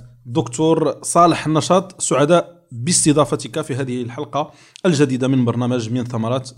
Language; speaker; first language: Arabic; native; Arabic